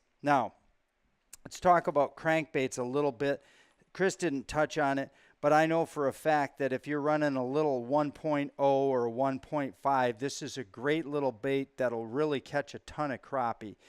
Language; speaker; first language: English; native; English